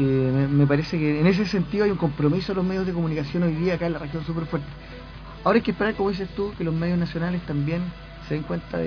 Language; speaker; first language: Spanish; native; Spanish